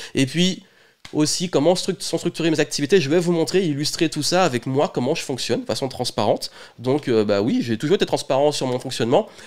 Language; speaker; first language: French; native; French